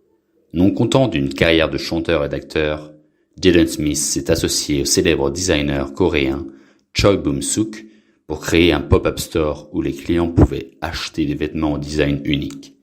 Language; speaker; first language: French; non-native, local second language; Haitian Creole